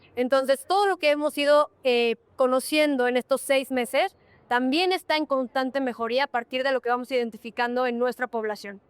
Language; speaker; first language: Spanish; native; Spanish